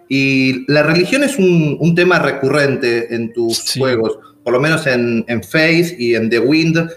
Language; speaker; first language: Spanish; native; Spanish